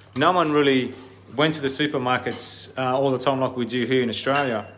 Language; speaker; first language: English; early bilingual, other home language; Italian